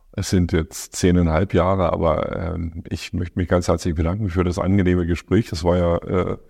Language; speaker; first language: German; native; German